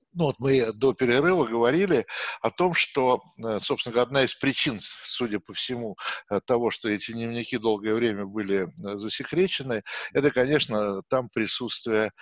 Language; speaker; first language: Russian; native; Russian